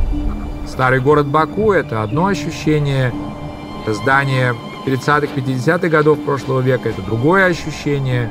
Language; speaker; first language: Russian; native; Russian